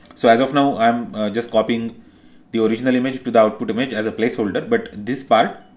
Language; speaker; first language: English; non-native, local second language; Marathi